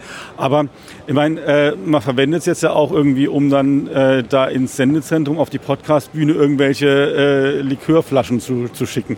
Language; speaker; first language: German; native; German